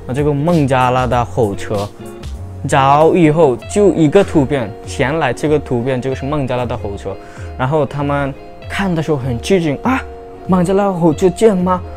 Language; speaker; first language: Chinese; non-native, learner; Bangla